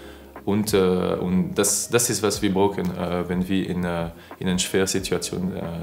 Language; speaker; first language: German; non-native, learner; French